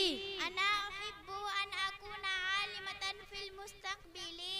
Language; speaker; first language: Arabic; non-native, learner; Urdu